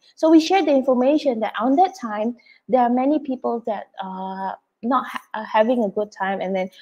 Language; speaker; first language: English; non-native, fluent; Indonesian